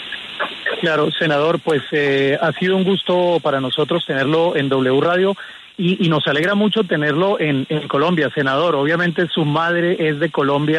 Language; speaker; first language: Spanish; native; Spanish